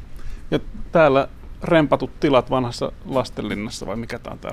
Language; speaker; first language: Finnish; native; Finnish